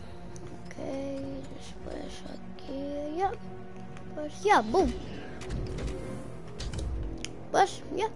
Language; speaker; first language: Spanish; early bilingual, heritage; English